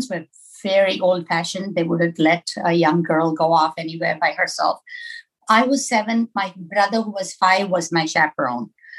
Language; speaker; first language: English; non-native, local second language; Tamil